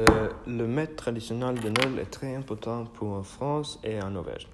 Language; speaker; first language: French; non-native, learner; Norwegian